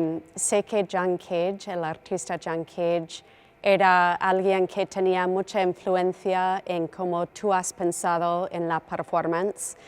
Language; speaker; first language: Spanish; non-native, fluent; English